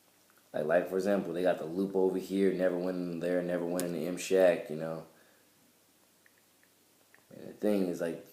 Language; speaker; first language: English; native; English